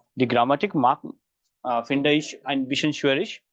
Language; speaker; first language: German; non-native, fluent; Hindi